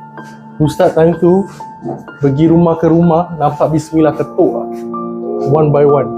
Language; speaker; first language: Malay; native; Malay